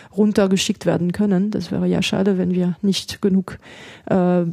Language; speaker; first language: German; non-native, fluent; French